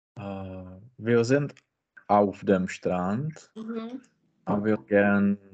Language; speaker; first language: German; non-native, learner; Czech